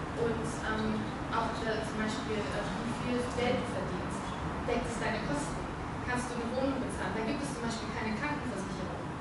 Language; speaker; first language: German; early bilingual, other home language; Armenian